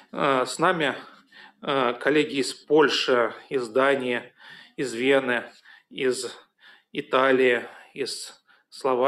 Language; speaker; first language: Russian; native; Russian